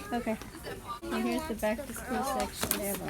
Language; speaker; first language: English; native; English